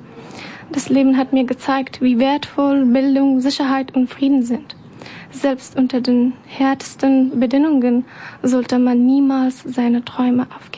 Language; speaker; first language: German; non-native, learner; Persian